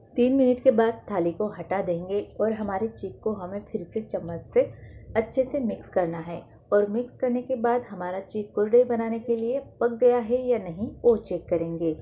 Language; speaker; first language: Hindi; non-native, local second language; Marathi